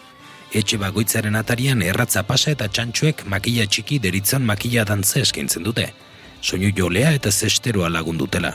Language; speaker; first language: Basque; native; Basque